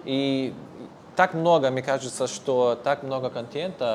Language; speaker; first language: Russian; non-native, fluent; Polish